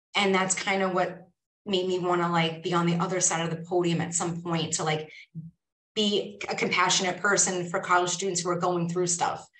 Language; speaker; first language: English; native; English